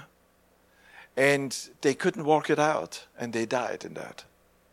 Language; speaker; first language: English; non-native, fluent; German